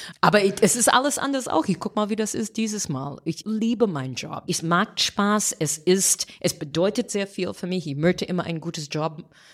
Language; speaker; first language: German; non-native, fluent; English